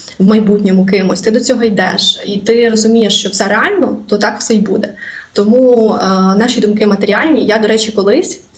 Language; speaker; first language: Ukrainian; native; Ukrainian